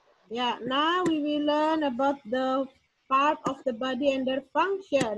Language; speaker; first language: English; non-native, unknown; Indonesian